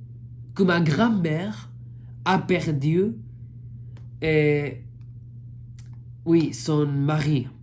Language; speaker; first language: French; non-native, fluent; Spanish